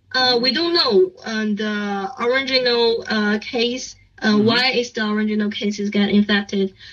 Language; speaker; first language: English; non-native, learner; Chinese